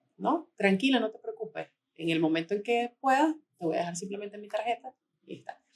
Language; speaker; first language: Spanish; native; Spanish